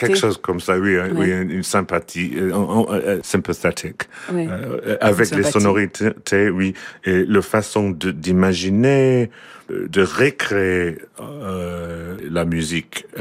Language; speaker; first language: French; non-native, learner; English